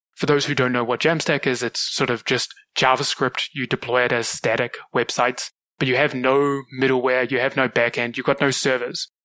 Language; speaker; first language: English; native; English